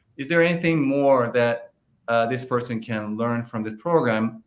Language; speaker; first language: English; non-native, fluent; Japanese